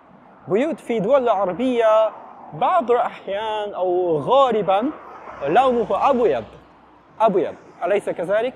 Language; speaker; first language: Arabic; non-native, fluent; Japanese